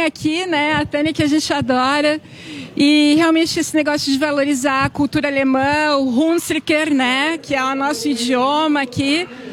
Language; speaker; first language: Portuguese; non-native, local second language; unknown